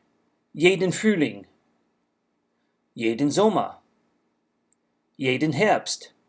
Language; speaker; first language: German; non-native, fluent; English